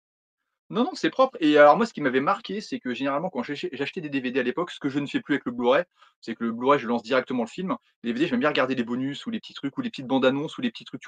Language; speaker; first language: French; native; French